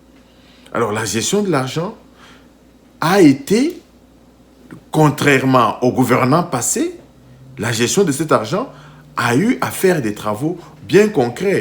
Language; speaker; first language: French; non-native, local second language; Lingala